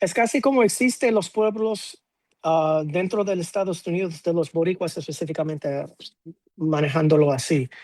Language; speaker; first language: Spanish; non-native, fluent; English